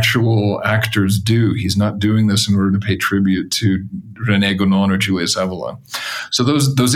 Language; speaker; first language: English; native; English